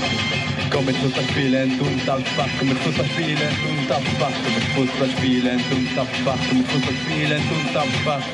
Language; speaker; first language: German; native; German